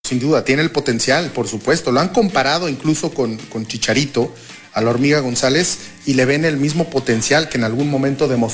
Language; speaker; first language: Spanish; native; Spanish